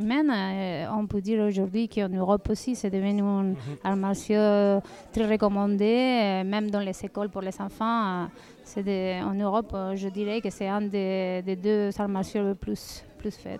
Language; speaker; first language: French; non-native, fluent; Spanish